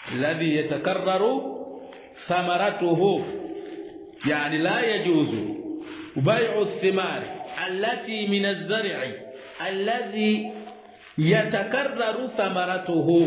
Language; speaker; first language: Arabic; non-native, fluent; Swahili